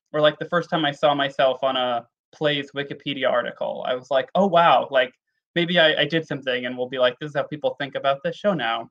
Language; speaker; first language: English; native; English